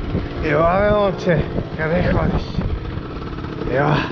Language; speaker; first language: Bulgarian; native; Bulgarian